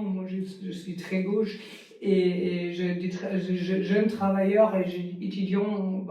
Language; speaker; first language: French; non-native, learner; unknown